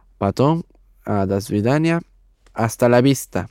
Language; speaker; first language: Russian; non-native, learner; Spanish